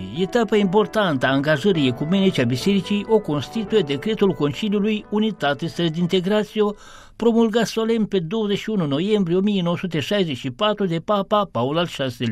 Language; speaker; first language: Romanian; native; Romanian